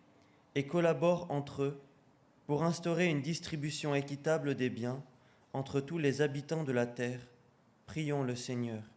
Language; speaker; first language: French; native; French